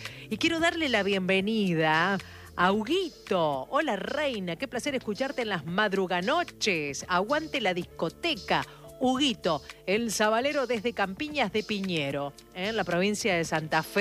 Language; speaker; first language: Spanish; native; Spanish